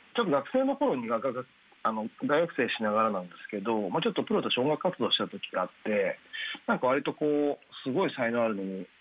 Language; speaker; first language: Japanese; native; Japanese